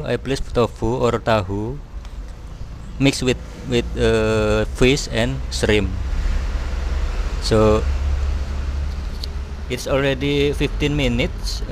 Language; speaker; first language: English; non-native, learner; Indonesian